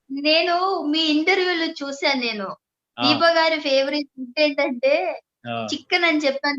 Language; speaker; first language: Telugu; non-native, learner; Malayalam